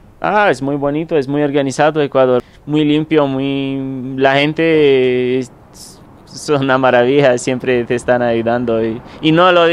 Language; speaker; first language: Spanish; non-native, fluent; Romanian